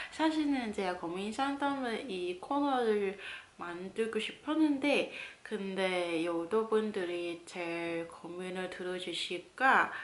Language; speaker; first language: Korean; non-native, fluent; Cantonese